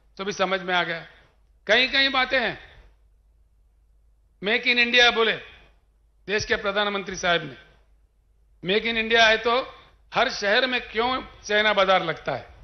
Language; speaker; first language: Hindi; non-native, local second language; Telugu